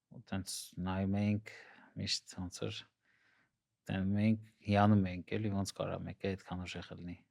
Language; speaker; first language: Armenian; non-native, local second language; Russian